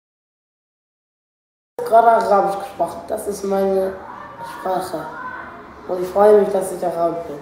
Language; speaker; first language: German; early bilingual, other home language; Arabic